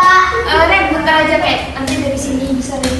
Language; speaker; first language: Indonesian; native; Indonesian